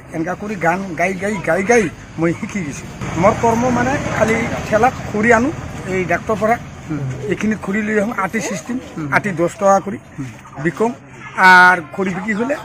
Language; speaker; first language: Assamese; non-native, local second language; Bangla